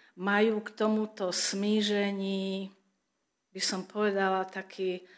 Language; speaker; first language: Slovak; non-native, local second language; German